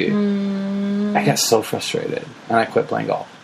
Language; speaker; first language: English; early bilingual, other home language; Japanese